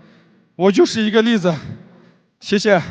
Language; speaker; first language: Chinese; non-native, local second language; Kazakh